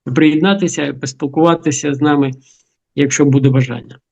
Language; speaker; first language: Ukrainian; non-native, local second language; Russian